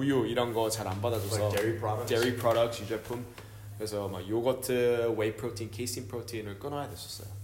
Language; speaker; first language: Korean; early bilingual, heritage; Korean